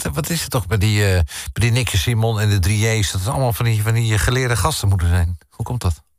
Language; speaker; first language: Dutch; native; Dutch